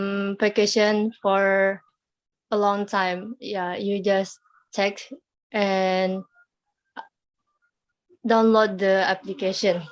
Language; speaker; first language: English; non-native, learner; Indonesian